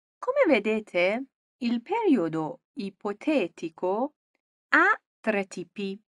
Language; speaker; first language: Italian; non-native, fluent; Persian